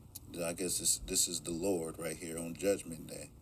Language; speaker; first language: English; native; English